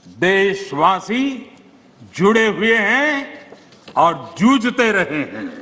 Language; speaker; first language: Hindi; non-native, local second language; Gujarati